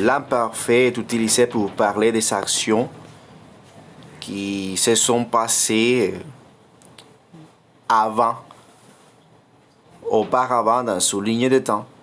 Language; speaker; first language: French; non-native, fluent; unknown